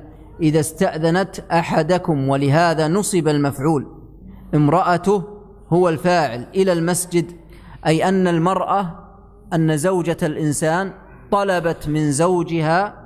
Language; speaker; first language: Arabic; native; Arabic